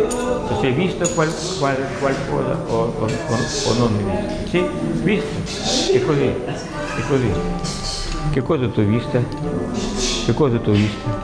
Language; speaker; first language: Italian; non-native, learner; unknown